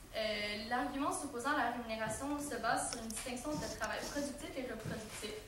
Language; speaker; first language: French; native; French